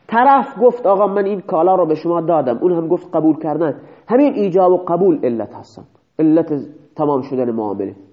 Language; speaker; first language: Persian; native; Persian